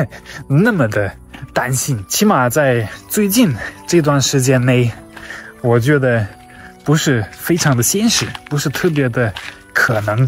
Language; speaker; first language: Chinese; non-native, fluent; German